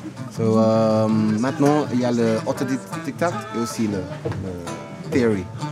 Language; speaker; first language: French; non-native, learner; Yoruba